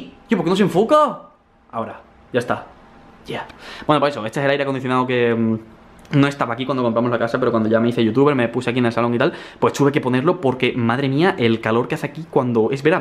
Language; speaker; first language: Spanish; native; Spanish